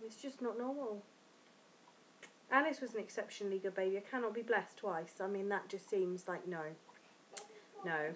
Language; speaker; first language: English; native; English